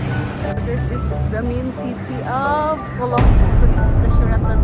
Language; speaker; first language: English; non-native, local second language; Filipino